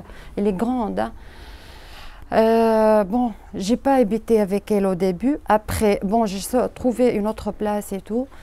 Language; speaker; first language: French; non-native, learner; Arabic